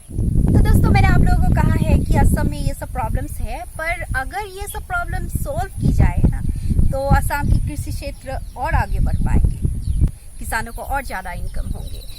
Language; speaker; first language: Hindi; non-native, local second language; Assamese